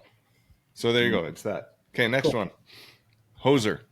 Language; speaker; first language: English; native; English